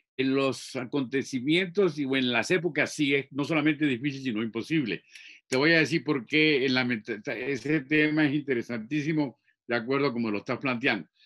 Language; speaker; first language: Spanish; native; Spanish